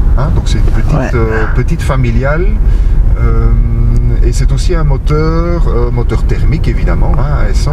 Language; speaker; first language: French; native; French